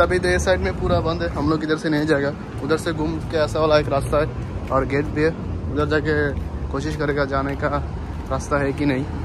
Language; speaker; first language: Hindi; non-native, learner; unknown